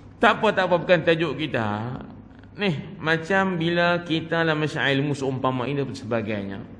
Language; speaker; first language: Malay; native; Malay